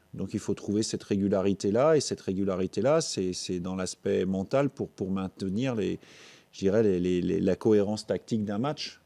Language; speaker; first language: French; native; French